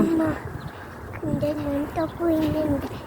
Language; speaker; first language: Korean; early bilingual, other home language; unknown